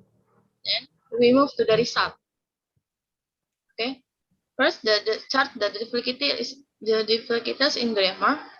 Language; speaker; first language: English; non-native, learner; Indonesian